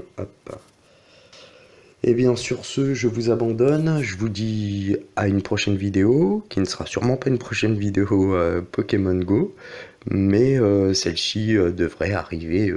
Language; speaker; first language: French; native; French